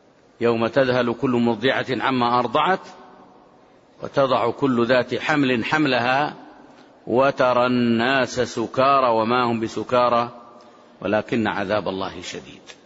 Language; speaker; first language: Arabic; native; Arabic